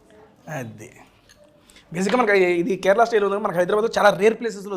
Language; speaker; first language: Telugu; native; Telugu